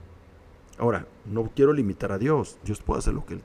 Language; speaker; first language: Spanish; native; Spanish